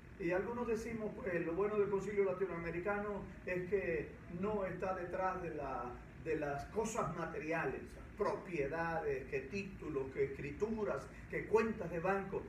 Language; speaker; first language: Spanish; native; Spanish